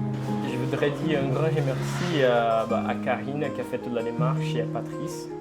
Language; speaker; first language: French; non-native, fluent; Portuguese